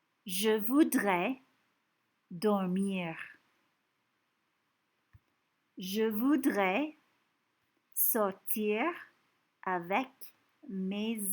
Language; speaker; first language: French; non-native, fluent; English